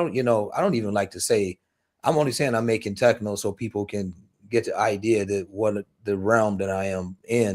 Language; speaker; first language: English; native; English